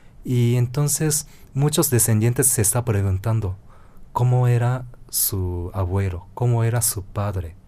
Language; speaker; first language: Spanish; non-native, fluent; Japanese